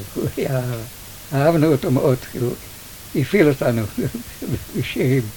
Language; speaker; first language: Hebrew; early bilingual, other home language; Yiddish